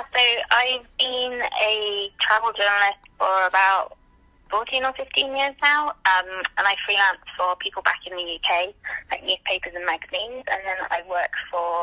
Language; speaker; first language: English; native; English